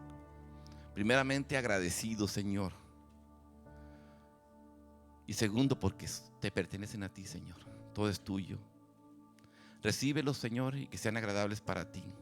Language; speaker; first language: Spanish; native; Spanish